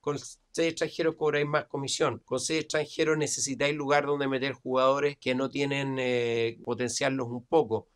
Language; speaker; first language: Spanish; native; Spanish